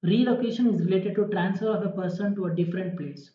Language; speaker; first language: English; non-native, local second language; Kannada